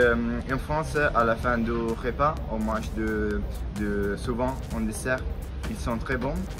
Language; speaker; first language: French; non-native, learner; Italian